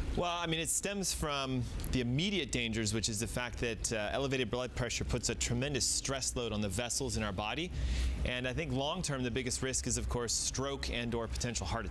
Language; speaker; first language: English; native; English